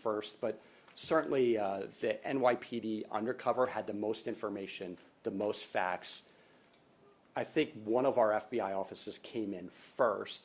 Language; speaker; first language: English; native; English